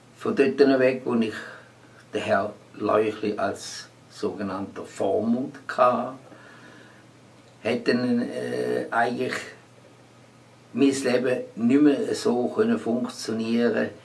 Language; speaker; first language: German; native; German